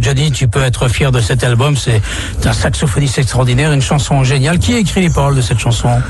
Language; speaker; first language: French; native; French